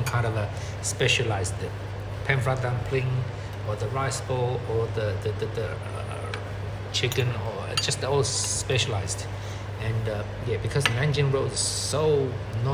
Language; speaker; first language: English; non-native, learner; Chinese